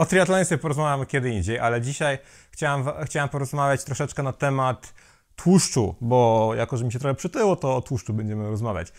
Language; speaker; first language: Polish; native; Polish